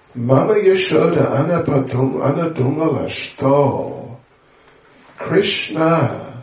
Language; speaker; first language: Russian; non-native, learner; English